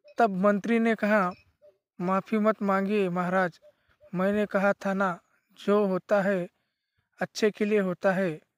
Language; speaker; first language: Hindi; non-native, local second language; Marathi